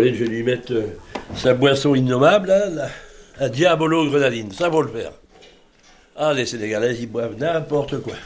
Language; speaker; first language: French; native; French